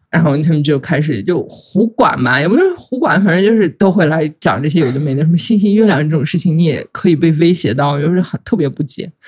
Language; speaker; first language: Chinese; non-native, local second language; Uyghur